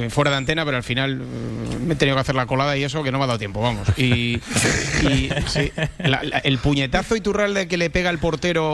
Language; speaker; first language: Spanish; native; Spanish